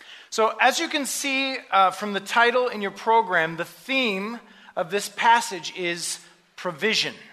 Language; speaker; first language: English; native; English